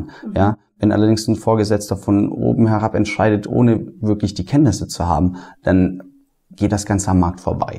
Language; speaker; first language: German; native; German